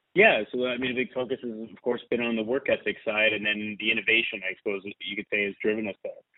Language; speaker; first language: English; native; English